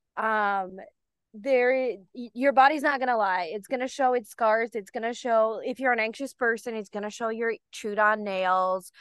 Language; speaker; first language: English; early bilingual, other home language; Bulgarian